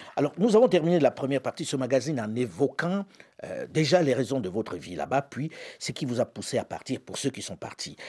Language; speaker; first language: French; native; French